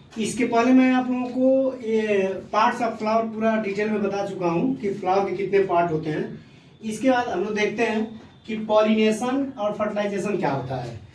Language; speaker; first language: Hindi; native; Hindi